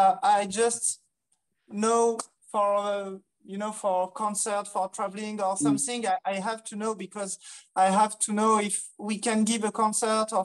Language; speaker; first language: English; non-native, fluent; French